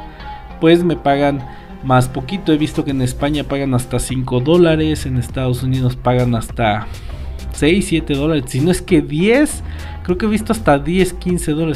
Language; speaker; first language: Spanish; native; Spanish